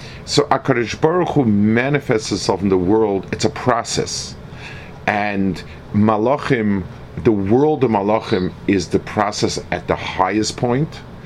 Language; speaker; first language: English; native; English